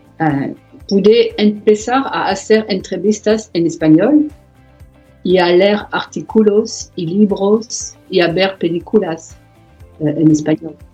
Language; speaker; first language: Spanish; non-native, learner; French